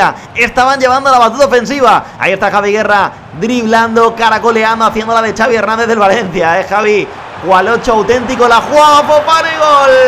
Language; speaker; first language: Spanish; native; Spanish